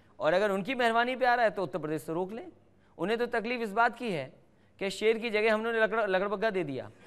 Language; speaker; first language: Hindi; native; Hindi